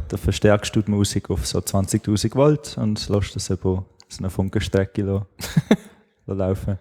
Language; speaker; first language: German; native; German